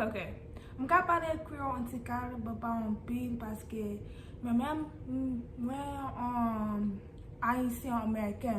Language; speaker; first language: Haitian Creole; early bilingual, heritage; English